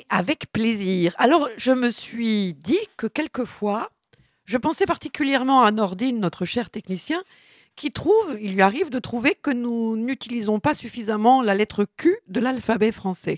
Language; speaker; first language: French; native; French